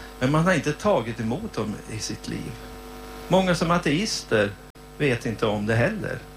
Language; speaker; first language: Swedish; native; Swedish